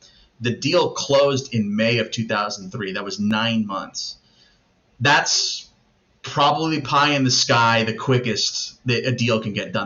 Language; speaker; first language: English; native; English